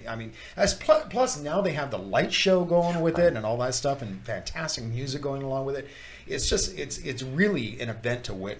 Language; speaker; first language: English; native; English